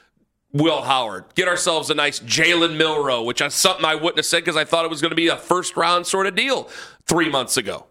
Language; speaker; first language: English; native; English